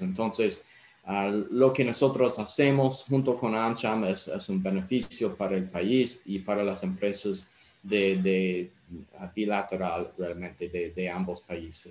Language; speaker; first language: Spanish; non-native, fluent; English